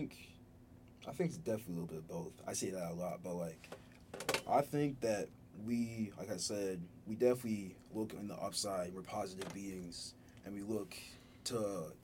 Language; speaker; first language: English; early bilingual, other home language; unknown